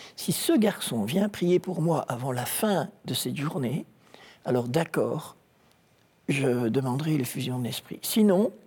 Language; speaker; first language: French; native; French